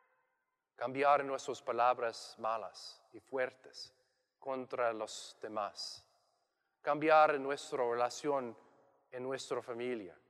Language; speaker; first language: Spanish; non-native, learner; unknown